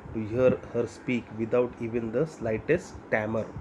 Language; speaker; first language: English; non-native, local second language; Marathi